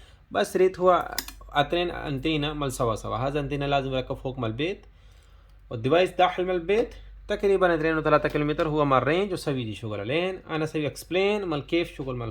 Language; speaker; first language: Arabic; non-native, learner; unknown